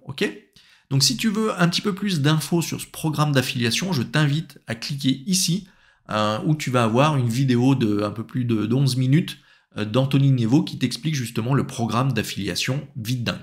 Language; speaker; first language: French; native; French